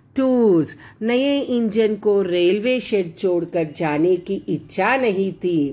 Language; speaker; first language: Hindi; non-native, local second language; Telugu